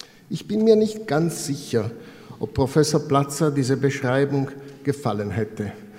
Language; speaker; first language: German; non-native, fluent; Italian